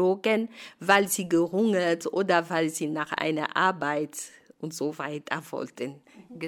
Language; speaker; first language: German; non-native, fluent; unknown